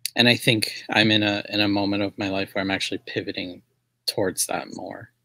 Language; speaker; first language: English; native; English